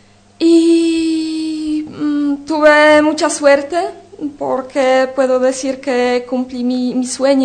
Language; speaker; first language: Spanish; non-native, fluent; Polish